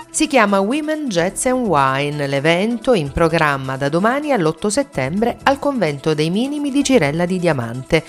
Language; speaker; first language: Italian; native; Italian